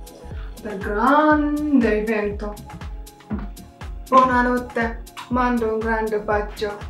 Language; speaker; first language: Italian; non-native, learner; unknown